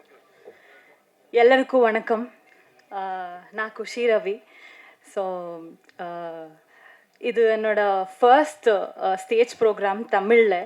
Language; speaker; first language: Tamil; non-native, fluent; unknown